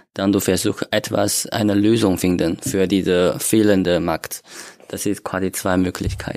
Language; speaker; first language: German; non-native, learner; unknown